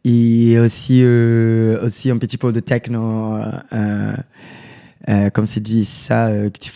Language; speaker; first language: French; non-native, learner; Portuguese